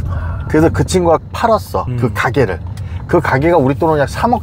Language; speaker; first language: Korean; native; Korean